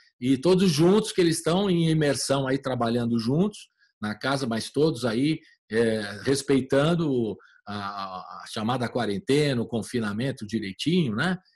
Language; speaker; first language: Portuguese; native; Portuguese